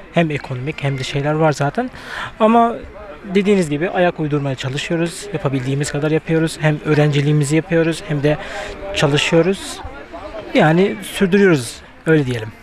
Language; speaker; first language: Turkish; non-native, fluent; Adyghe